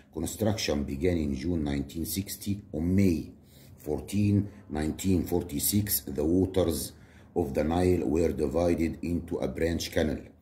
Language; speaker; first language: English; non-native, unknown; Arabic